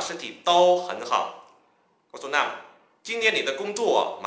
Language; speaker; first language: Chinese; non-native, fluent; Vietnamese